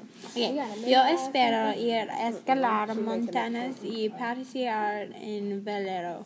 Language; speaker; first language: Spanish; non-native, learner; English